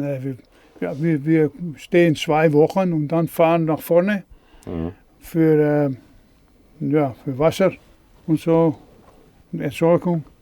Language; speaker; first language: German; non-native, learner; Dutch